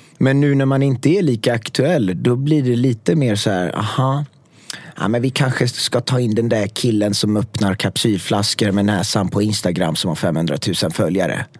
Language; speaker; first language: Swedish; early bilingual, other home language; Persian